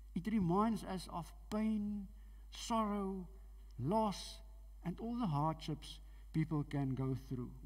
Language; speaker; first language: English; non-native, local second language; Afrikaans